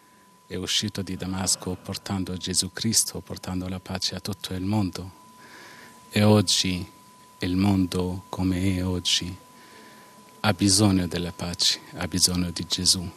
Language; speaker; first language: Italian; non-native, fluent; Arabic